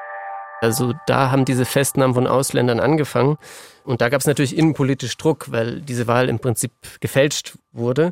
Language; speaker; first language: German; native; German